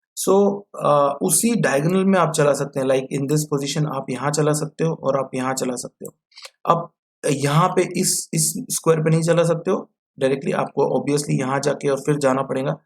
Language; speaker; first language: Hindi; non-native, local second language; Marathi